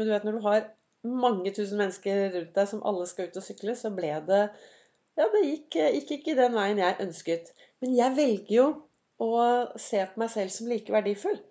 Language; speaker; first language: Norwegian; native; Norwegian